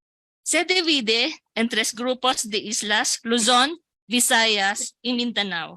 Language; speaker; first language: Spanish; non-native, local second language; Filipino